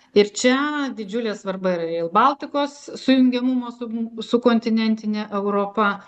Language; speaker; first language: Lithuanian; native; Lithuanian